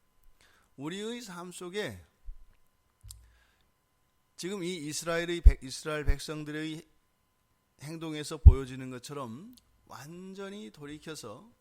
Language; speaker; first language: Korean; native; Korean